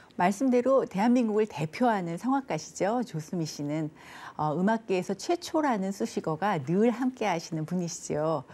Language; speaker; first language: Korean; native; Korean